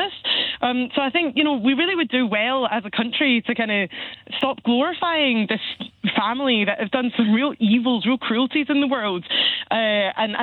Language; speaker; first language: English; native; English